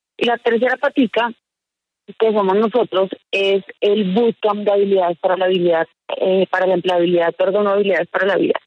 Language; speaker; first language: Spanish; native; Spanish